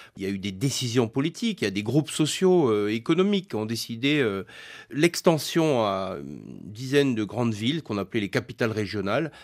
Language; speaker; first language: French; native; French